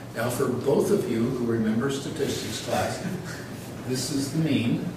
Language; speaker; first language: English; native; English